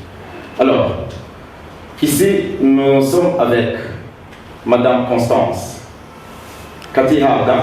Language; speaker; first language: French; non-native, local second language; Rundi